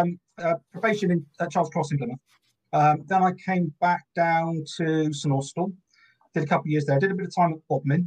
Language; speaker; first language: English; native; English